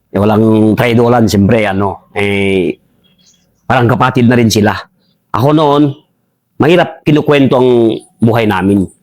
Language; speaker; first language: Filipino; non-native, local second language; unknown